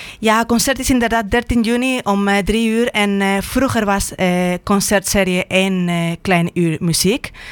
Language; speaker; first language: Dutch; non-native, fluent; Spanish